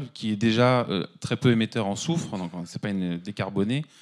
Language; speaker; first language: French; native; French